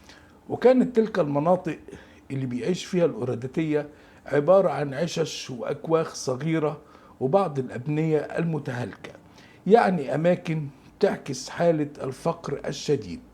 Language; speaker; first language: Arabic; native; Arabic